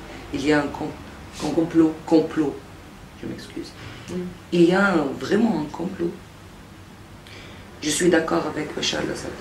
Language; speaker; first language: French; non-native, fluent; Arabic